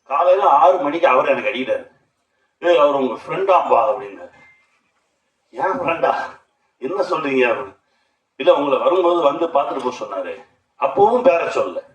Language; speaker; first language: Tamil; native; Tamil